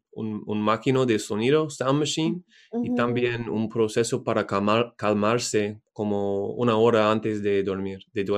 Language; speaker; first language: Spanish; non-native, learner; English